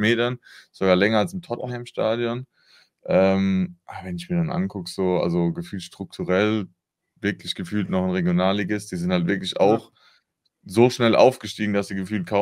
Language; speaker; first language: German; native; German